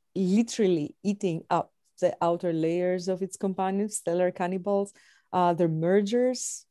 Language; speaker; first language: English; non-native, fluent; Greek